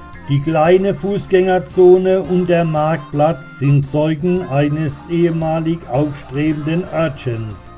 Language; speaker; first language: German; native; German